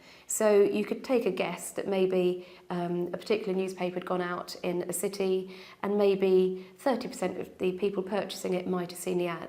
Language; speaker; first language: English; native; English